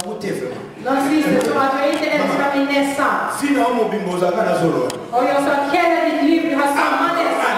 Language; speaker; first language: Swedish; non-native, fluent; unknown